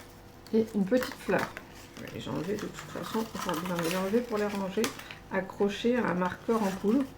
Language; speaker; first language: French; native; French